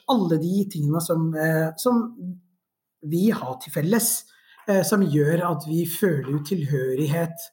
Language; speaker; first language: Norwegian; non-native, fluent; Somali